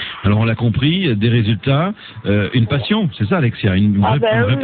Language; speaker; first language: French; native; French